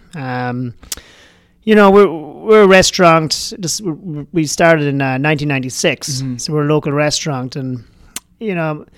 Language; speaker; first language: English; native; English